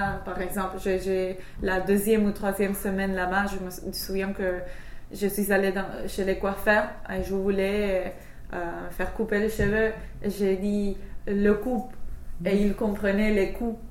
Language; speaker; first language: French; non-native, fluent; English